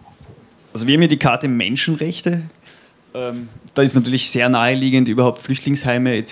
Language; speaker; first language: German; native; German